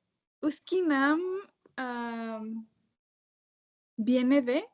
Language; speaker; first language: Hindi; non-native, learner; Spanish